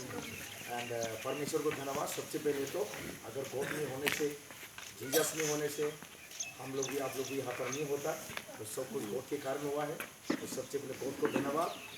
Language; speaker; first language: Hindi; non-native, local second language; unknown